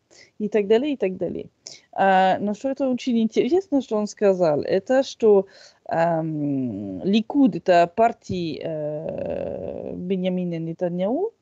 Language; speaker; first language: Russian; non-native, fluent; French